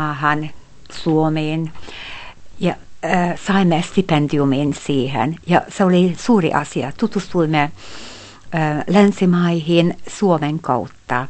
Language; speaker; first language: Finnish; non-native, fluent; Hungarian